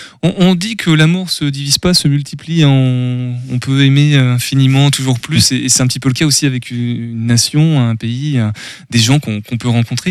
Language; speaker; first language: French; native; French